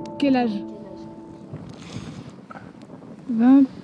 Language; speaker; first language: French; native; French